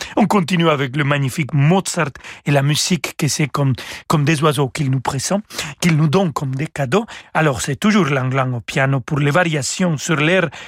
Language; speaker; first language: French; non-native, fluent; Spanish